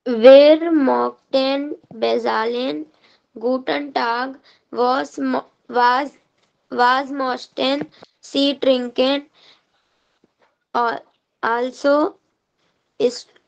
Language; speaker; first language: German; non-native, learner; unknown